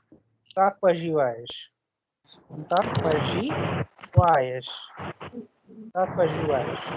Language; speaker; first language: Russian; non-native, fluent; Hindi